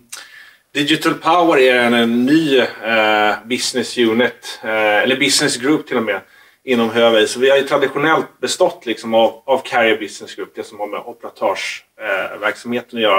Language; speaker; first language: Swedish; native; Swedish